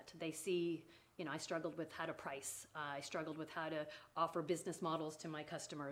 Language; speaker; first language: English; native; English